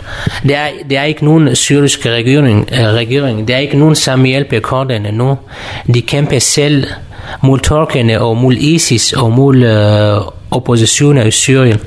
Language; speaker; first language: Danish; non-native, learner; Kurdish